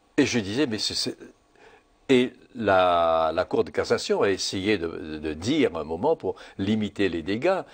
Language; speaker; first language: French; native; French